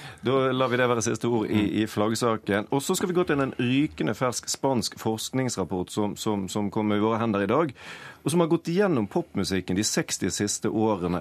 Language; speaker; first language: Norwegian; native; Norwegian